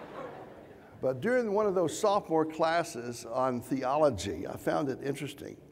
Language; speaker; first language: English; native; English